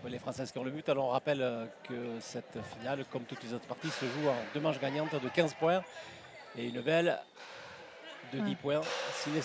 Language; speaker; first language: French; native; French